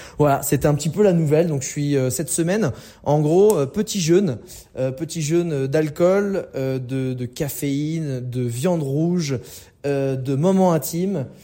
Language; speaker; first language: French; native; French